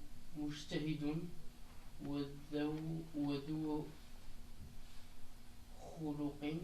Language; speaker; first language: Arabic; non-native, learner; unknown